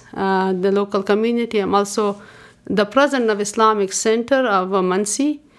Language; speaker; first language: English; non-native, fluent; Persian